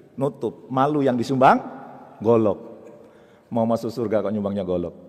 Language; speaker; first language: Indonesian; native; Indonesian